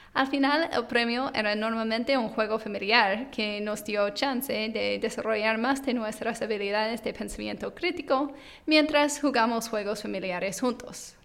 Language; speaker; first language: Spanish; non-native, fluent; English